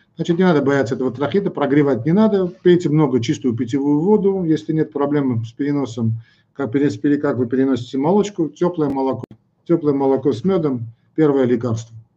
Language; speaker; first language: Russian; non-native, local second language; Armenian